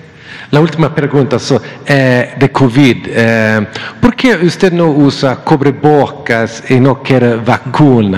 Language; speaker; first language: Spanish; non-native, learner; Swedish